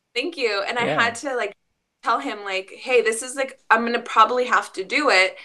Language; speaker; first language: English; early bilingual, other home language; Spanish